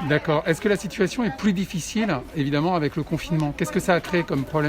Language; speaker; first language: French; native; French